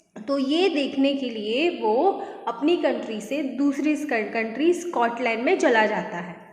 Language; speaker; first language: Hindi; non-native, local second language; Gujarati